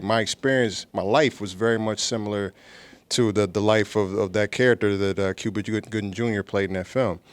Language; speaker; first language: English; native; English